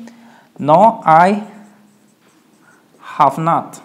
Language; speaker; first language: English; non-native, fluent; Spanish